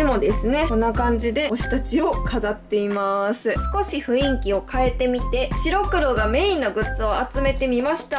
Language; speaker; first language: Japanese; native; Japanese